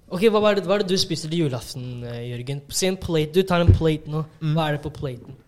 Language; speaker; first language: Norwegian; early bilingual, other home language; Tamil